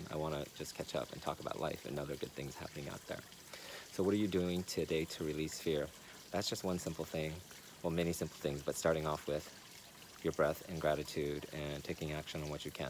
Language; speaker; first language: English; native; English